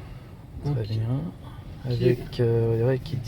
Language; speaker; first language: French; native; French